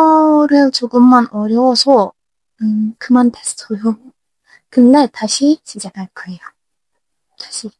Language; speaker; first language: Korean; non-native, learner; Turkish